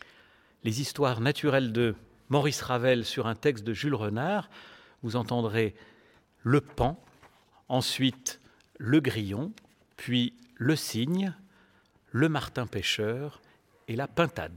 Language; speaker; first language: French; native; French